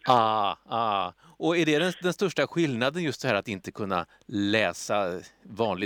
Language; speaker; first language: Swedish; native; Swedish